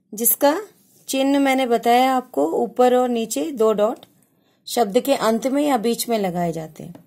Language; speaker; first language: Hindi; native; Hindi